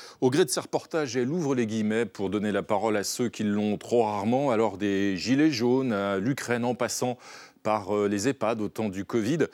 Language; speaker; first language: French; native; French